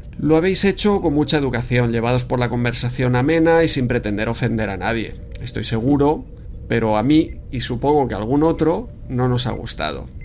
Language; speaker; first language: Spanish; native; Spanish